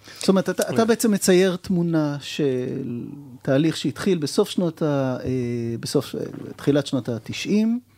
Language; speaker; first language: Hebrew; native; Hebrew